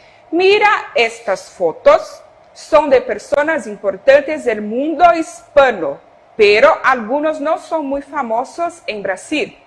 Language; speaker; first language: Spanish; non-native, fluent; Portuguese